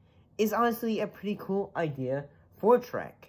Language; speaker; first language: English; native; English